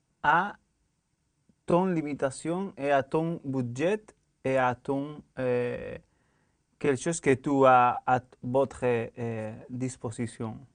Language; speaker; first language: French; non-native, learner; Spanish